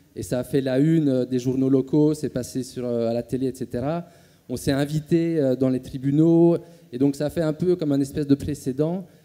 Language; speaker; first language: French; native; French